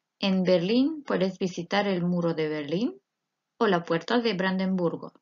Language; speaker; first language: Spanish; non-native, fluent; Croatian